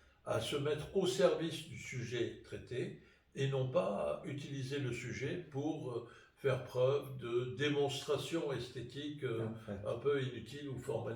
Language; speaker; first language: French; native; French